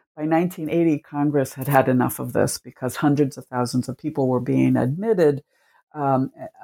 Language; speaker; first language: English; early bilingual, other home language; Spanish